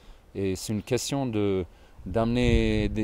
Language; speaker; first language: French; non-native, fluent; Swedish